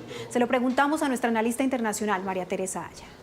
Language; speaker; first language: Spanish; native; Spanish